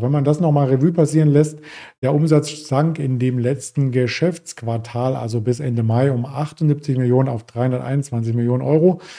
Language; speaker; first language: German; native; German